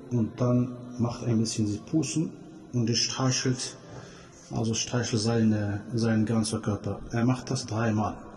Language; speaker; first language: German; non-native, fluent; Arabic